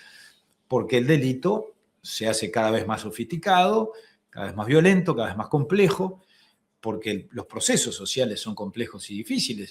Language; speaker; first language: Spanish; native; Spanish